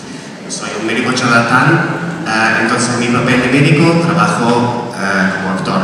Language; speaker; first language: Spanish; non-native, fluent; German